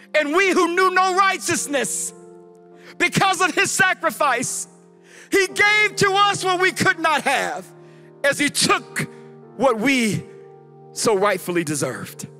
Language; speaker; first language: English; native; English